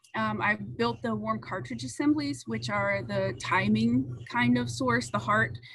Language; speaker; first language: English; native; English